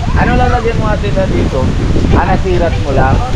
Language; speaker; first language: Filipino; non-native, learner; Punjabi